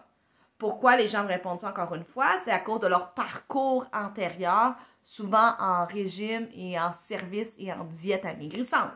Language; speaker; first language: French; native; French